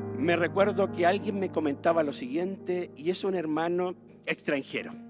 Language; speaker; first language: Spanish; native; Spanish